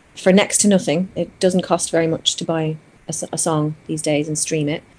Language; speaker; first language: English; non-native, fluent; Greek